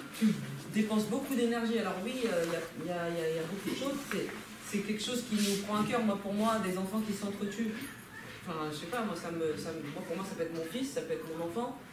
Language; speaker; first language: French; native; French